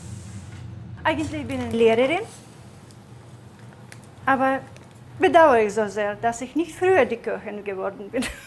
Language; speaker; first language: German; non-native, fluent; Russian